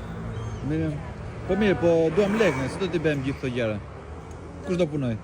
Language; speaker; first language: Albanian; native; Albanian